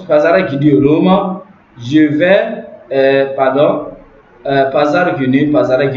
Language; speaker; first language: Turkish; non-native, learner; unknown